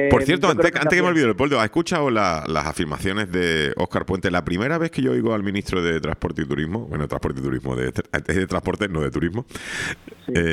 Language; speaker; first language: Spanish; native; Spanish